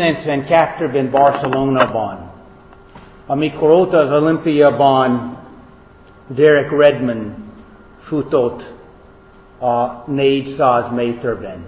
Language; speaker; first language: Hungarian; non-native, fluent; English